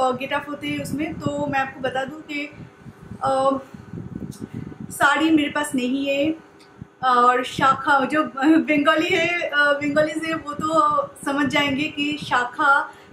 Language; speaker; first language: Hindi; non-native, local second language; Bangla